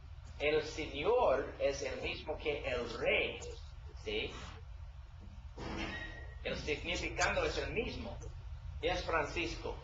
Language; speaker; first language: Spanish; non-native, learner; English